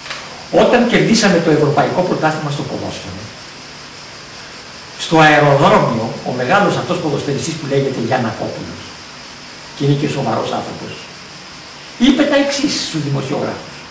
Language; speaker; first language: Greek; native; Greek